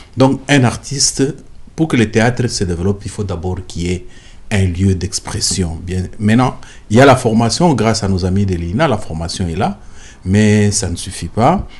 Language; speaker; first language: French; non-native, local second language; Lingala